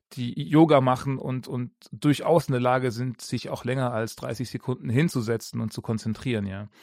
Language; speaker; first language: German; native; German